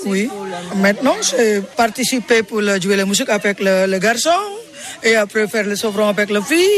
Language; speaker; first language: French; non-native, learner; Balinese